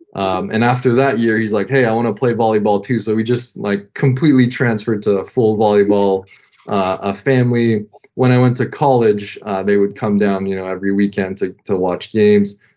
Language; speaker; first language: English; non-native, fluent; French